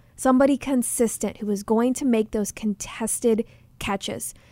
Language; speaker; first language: English; native; English